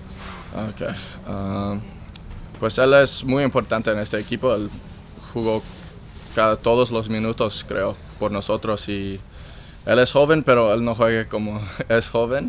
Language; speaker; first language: Spanish; early bilingual, heritage; Spanish